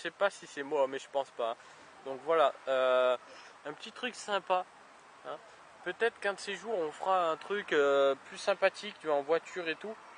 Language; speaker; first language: French; native; French